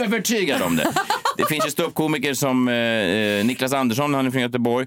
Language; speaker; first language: Swedish; native; Swedish